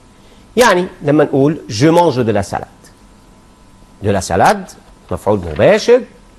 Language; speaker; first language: French; non-native, fluent; Arabic